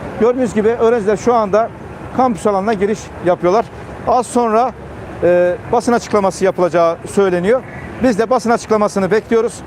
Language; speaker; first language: Turkish; native; Turkish